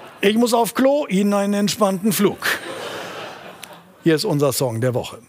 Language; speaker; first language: German; native; German